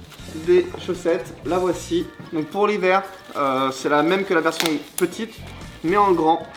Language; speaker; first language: French; native; French